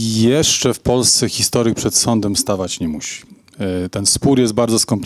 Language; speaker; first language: Polish; native; Polish